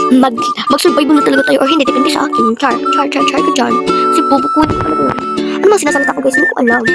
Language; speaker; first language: Filipino; non-native, local second language; Cebuano